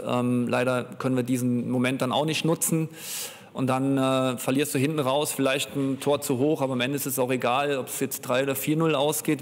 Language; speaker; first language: German; native; German